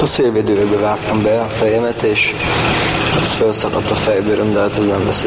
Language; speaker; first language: Hungarian; native; Hungarian